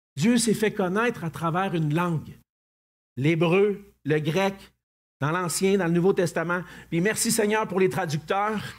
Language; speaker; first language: French; native; French